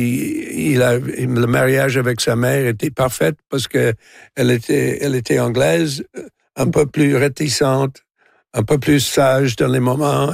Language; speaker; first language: French; non-native, local second language; English